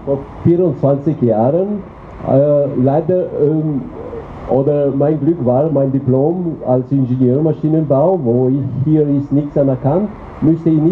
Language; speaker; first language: German; non-native, learner; Albanian